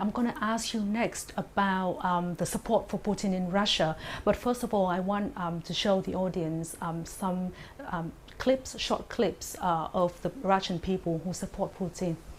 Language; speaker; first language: English; non-native, fluent; Vietnamese